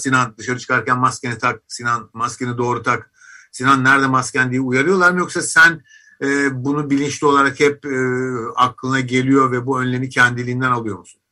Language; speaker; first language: Turkish; native; Turkish